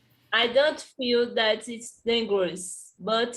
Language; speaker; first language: English; non-native, learner; Portuguese